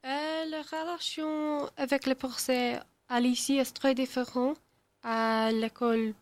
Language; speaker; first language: French; non-native, learner; English